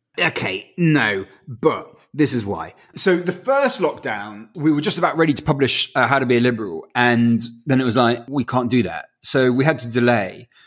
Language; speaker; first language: English; early bilingual, other home language; Spanish